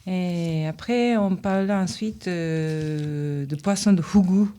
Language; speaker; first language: French; non-native, learner; Japanese